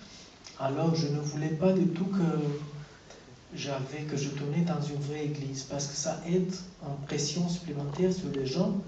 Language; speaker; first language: French; non-native, fluent; Romanian